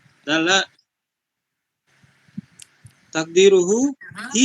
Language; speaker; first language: Arabic; non-native, fluent; Indonesian